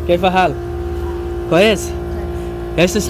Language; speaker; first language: Arabic; non-native, learner; Bangla